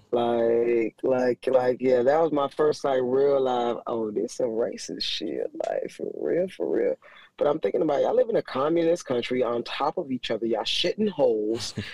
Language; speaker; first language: English; native; English